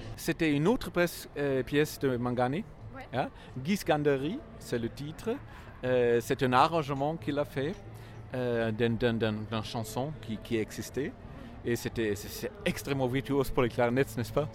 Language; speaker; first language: French; non-native, fluent; German